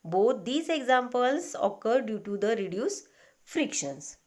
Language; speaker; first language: English; non-native, local second language; Marathi